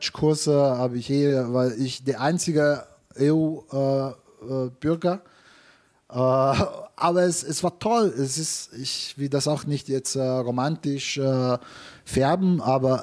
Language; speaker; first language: German; non-native, fluent; Italian